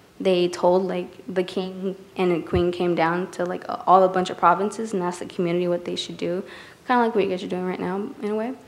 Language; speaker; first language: English; native; English